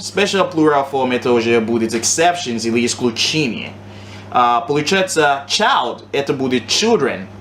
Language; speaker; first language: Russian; non-native, learner; English